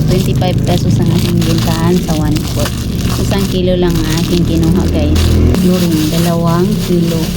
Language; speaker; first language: Filipino; non-native, local second language; Cebuano